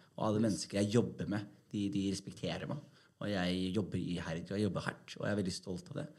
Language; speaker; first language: Norwegian; early bilingual, other home language; Somali